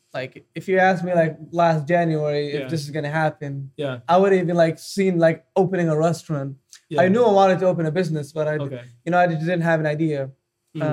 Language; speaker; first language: English; non-native, fluent; Arabic